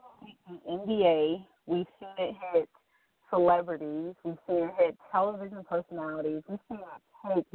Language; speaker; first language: English; native; English